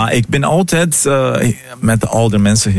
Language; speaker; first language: Dutch; non-native, fluent; Portuguese